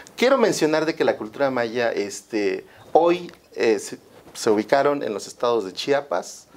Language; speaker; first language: Spanish; non-native, local second language; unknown